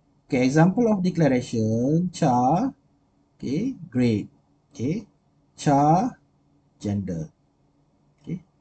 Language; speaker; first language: English; non-native, local second language; Malay